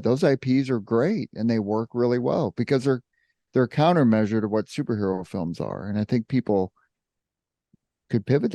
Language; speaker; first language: English; native; English